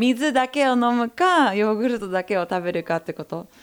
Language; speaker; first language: Japanese; early bilingual, heritage; Japanese